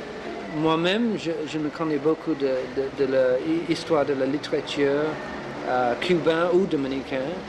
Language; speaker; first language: French; non-native, learner; English